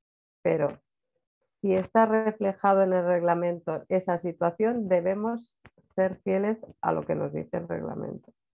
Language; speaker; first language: Spanish; native; Spanish